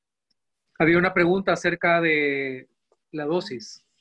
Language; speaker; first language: Spanish; native; Spanish